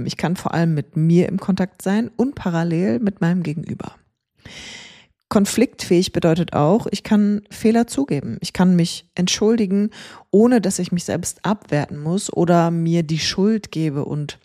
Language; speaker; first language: German; native; German